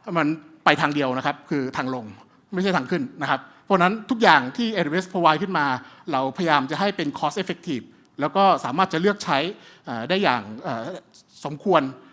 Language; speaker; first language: Thai; early bilingual, heritage; Thai